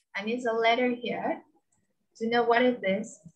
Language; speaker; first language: English; non-native, fluent; Vietnamese